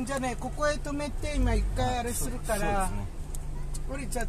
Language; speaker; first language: Japanese; native; Japanese